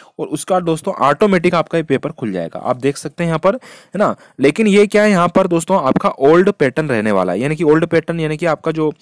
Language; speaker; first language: Hindi; native; Hindi